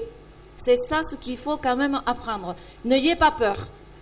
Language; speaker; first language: French; non-native, fluent; Spanish